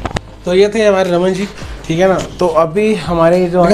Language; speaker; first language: Hindi; native; Hindi